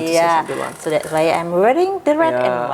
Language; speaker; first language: English; non-native, fluent; Indonesian